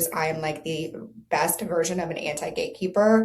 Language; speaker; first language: English; native; English